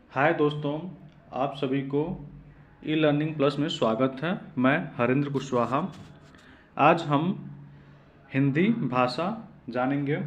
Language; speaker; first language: Hindi; native; Hindi